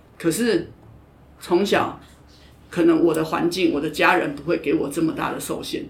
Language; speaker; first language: Chinese; native; Chinese